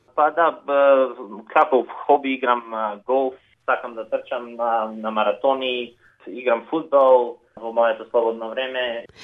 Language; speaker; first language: Macedonian; native; Macedonian